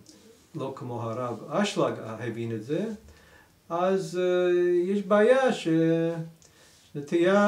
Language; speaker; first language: Hebrew; non-native, fluent; English